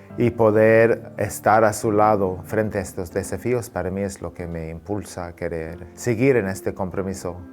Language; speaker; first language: Spanish; non-native, fluent; English